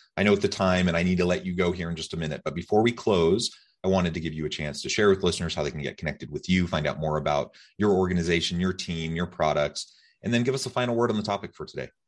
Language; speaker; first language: English; native; English